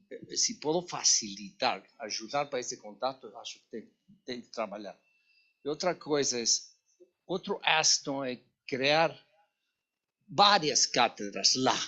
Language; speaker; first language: Portuguese; non-native, learner; Spanish